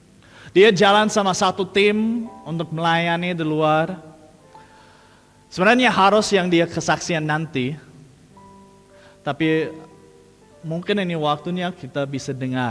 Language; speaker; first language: Indonesian; non-native, fluent; English